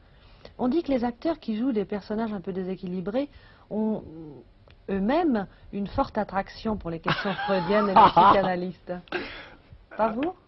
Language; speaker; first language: French; native; French